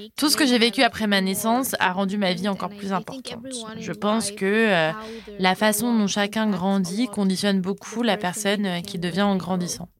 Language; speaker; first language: French; non-native, fluent; Arabic